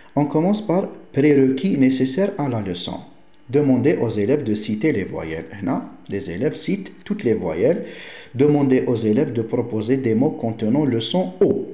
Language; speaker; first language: French; non-native, local second language; Arabic